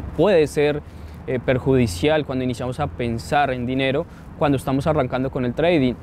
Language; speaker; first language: Spanish; native; Spanish